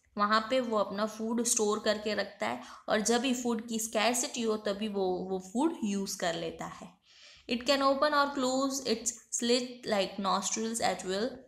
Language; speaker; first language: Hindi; non-native, local second language; Gujarati